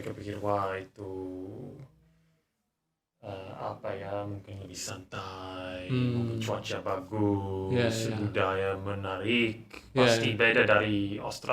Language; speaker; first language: Indonesian; non-native, learner; English